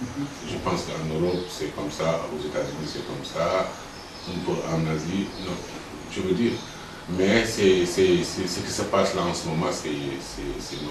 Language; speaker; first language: French; non-native, local second language; Wolof